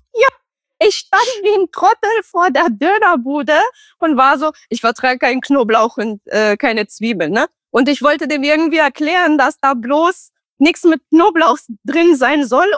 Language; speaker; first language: German; non-native, fluent; Romanian